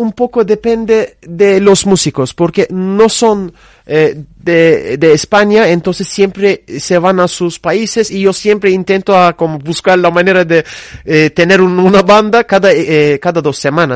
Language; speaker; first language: Spanish; non-native, fluent; Turkish